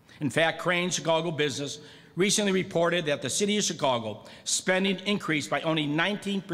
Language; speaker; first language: English; native; English